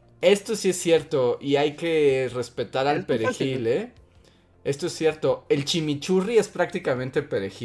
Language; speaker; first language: Spanish; native; Spanish